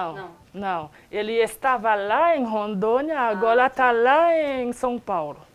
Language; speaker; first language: Portuguese; non-native, learner; Haitian Creole